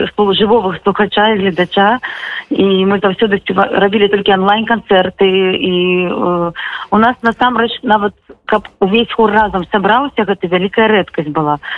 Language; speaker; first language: Belarusian; non-native, local second language; Russian